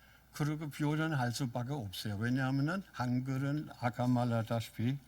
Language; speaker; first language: Korean; non-native, fluent; German